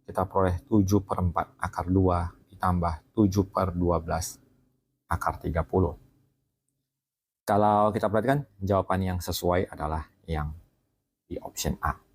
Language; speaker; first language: Indonesian; native; Indonesian